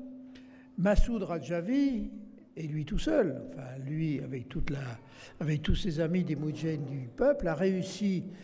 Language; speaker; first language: French; native; French